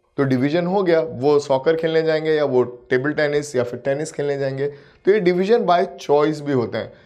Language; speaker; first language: Hindi; native; Hindi